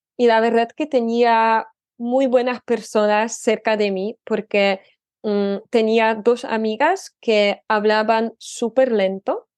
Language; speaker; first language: Spanish; non-native, fluent; Polish